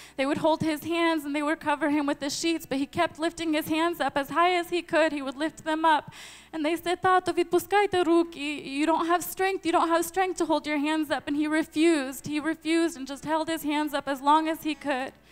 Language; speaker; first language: English; early bilingual, other home language; Ukrainian